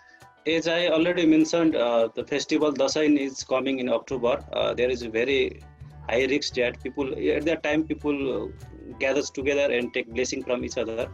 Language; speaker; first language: English; non-native, fluent; Nepali